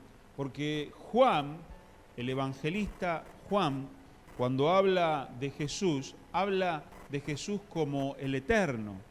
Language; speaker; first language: Spanish; native; Spanish